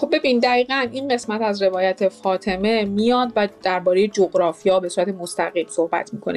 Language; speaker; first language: Persian; native; Persian